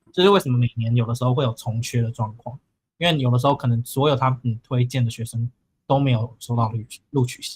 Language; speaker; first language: Chinese; native; Chinese